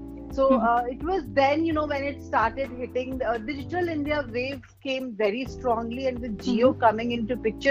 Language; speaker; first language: English; non-native, local second language; Hindi